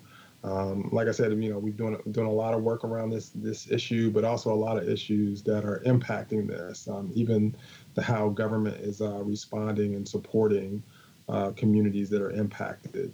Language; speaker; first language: English; native; English